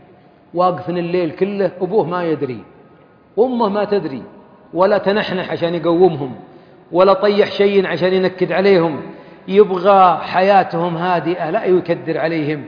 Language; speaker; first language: Arabic; native; Arabic